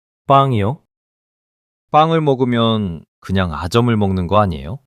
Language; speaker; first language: Korean; early bilingual, heritage; English